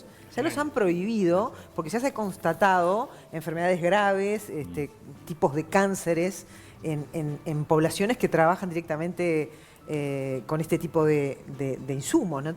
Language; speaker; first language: Spanish; native; Spanish